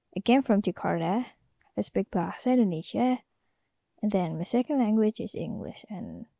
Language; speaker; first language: English; non-native, fluent; Indonesian